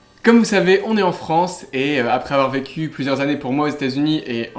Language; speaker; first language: French; native; French